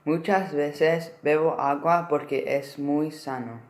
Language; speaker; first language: Spanish; non-native, learner; English